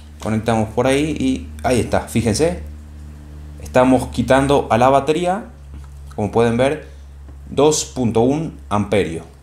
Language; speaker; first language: Spanish; native; Spanish